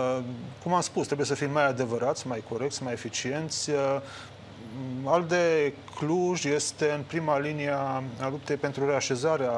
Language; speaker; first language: Romanian; native; Romanian